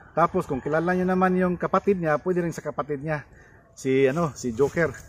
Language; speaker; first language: Filipino; non-native, local second language; Cebuano